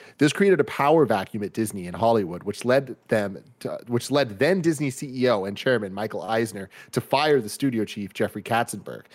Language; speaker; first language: English; native; English